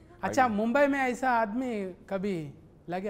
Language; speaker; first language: Hindi; non-native, local second language; Telugu